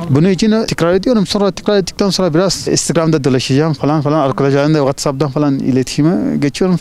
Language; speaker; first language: Turkish; non-native, fluent; Arabic